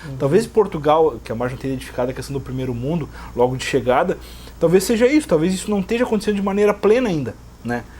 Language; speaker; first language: Portuguese; native; Portuguese